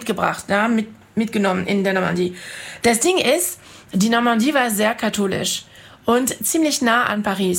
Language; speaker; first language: German; non-native, fluent; French